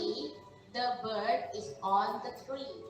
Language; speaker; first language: English; non-native, fluent; Indonesian